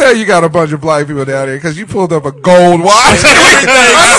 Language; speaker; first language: English; native; English